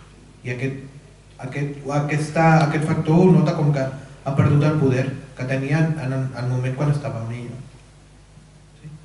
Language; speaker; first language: Catalan; early bilingual, other home language; Urdu